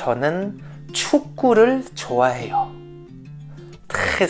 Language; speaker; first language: Korean; non-native, fluent; French